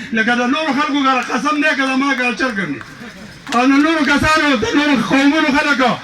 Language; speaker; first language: Pashto; non-native, local second language; Gujari